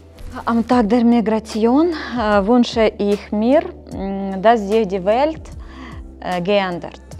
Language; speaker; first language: German; non-native, fluent; Ukrainian